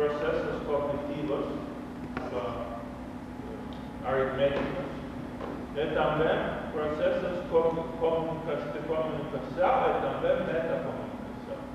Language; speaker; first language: Portuguese; non-native, learner; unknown